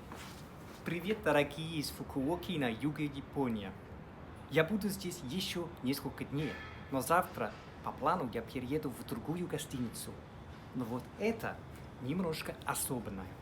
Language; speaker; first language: Russian; non-native, fluent; English